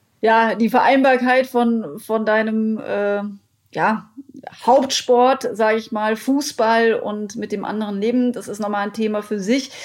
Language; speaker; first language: German; native; German